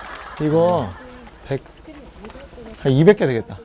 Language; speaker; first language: Korean; native; Korean